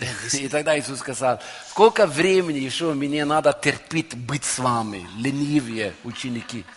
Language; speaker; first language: Russian; non-native, learner; Norwegian